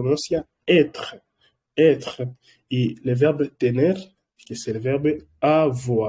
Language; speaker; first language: Spanish; non-native, fluent; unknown